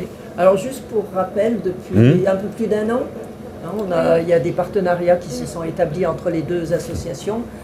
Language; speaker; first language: French; native; French